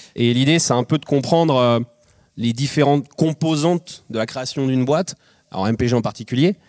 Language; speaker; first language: French; native; French